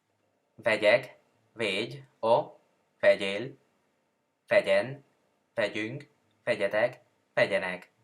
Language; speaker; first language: Hungarian; non-native, learner; Spanish